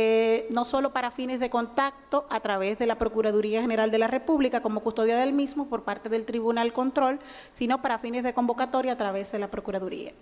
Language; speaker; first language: Spanish; native; Spanish